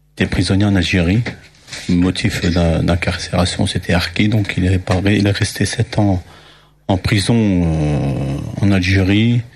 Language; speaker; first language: French; early bilingual, other home language; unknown